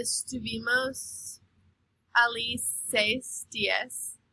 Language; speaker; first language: Spanish; non-native, learner; English